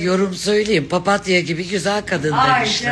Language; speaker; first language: Turkish; native; Turkish